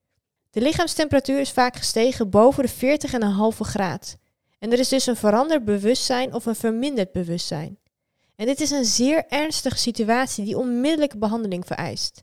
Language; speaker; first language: Dutch; native; Dutch